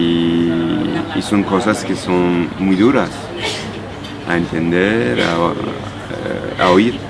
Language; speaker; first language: Spanish; non-native, fluent; French